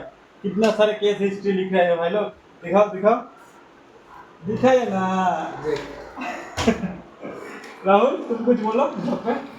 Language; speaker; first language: Hindi; non-native, local second language; Bangla